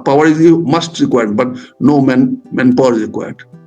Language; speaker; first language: English; non-native, local second language; Bangla